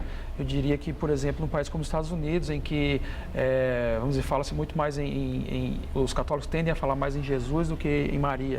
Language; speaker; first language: Portuguese; native; Portuguese